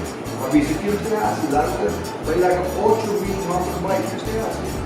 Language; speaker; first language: Portuguese; non-native, learner; Papiamento